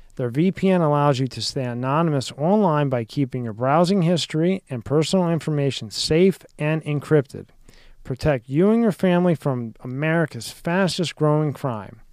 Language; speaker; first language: English; native; English